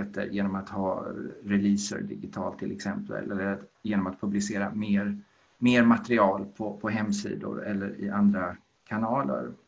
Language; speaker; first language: Swedish; native; Swedish